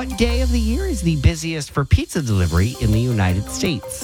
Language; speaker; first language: English; native; English